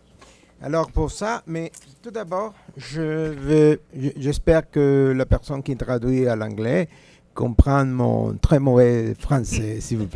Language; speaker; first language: French; non-native, fluent; Spanish